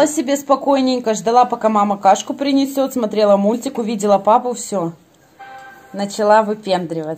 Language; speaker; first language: Russian; native; Russian